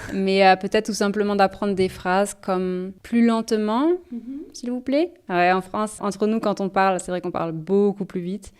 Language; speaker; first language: French; native; French